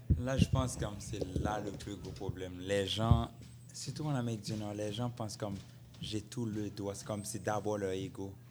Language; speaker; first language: French; non-native, local second language; Haitian Creole